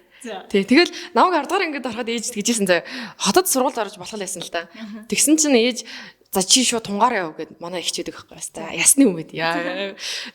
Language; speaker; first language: Mongolian; native; Mongolian